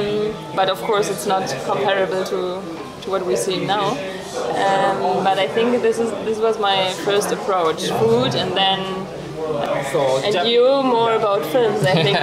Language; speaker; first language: English; non-native, fluent; German